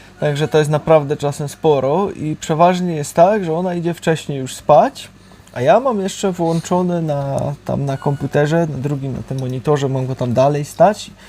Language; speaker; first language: Polish; early bilingual, heritage; Polish